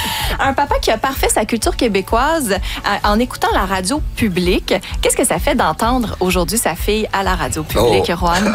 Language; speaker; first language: French; native; French